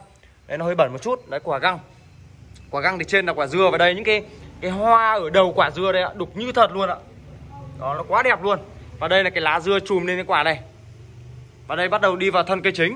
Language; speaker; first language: Vietnamese; native; Vietnamese